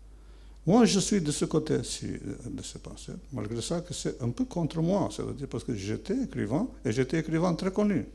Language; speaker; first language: French; non-native, fluent; Albanian